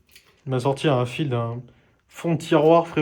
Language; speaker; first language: French; native; French